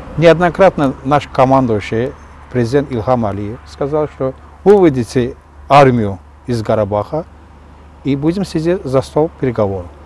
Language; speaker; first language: Russian; non-native, local second language; Azerbaijani